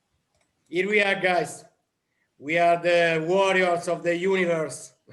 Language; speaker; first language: English; non-native, learner; Italian